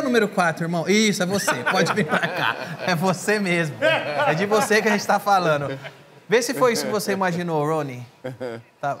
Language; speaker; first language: Portuguese; native; Portuguese